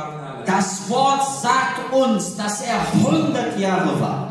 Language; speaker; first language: German; non-native, learner; Portuguese